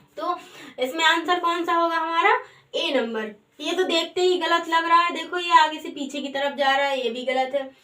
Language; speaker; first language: Hindi; native; Hindi